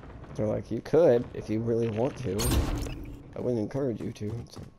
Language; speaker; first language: English; native; English